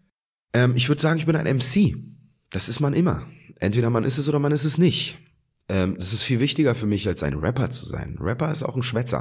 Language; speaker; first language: German; native; German